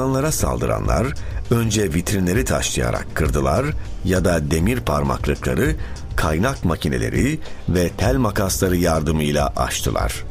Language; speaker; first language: Turkish; native; Turkish